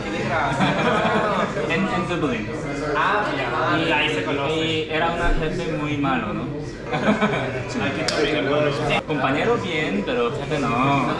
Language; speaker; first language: Spanish; non-native, learner; English